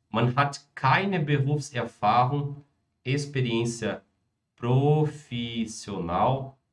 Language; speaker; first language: German; non-native, fluent; Portuguese